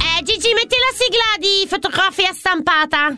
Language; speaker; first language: Italian; native; Italian